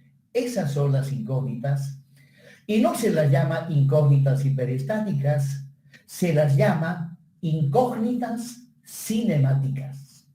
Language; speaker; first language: Spanish; native; Spanish